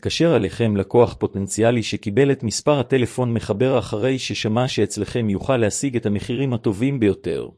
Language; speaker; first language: Hebrew; native; Hebrew